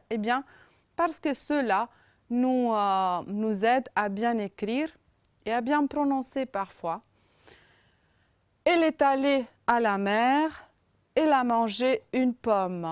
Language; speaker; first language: French; non-native, fluent; Romanian